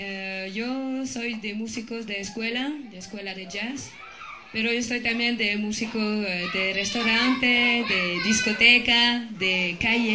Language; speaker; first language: Spanish; non-native, learner; French